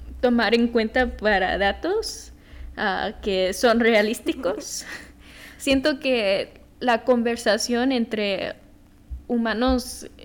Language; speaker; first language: Spanish; early bilingual, heritage; Spanish